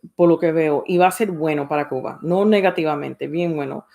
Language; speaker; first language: Spanish; early bilingual, heritage; Spanish